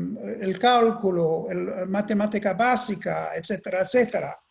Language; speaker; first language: Spanish; non-native, fluent; English